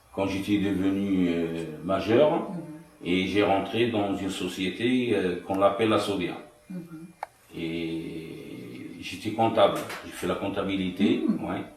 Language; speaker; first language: French; non-native, fluent; Arabic